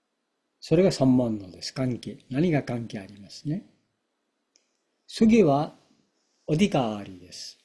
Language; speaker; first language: Japanese; non-native, fluent; Bangla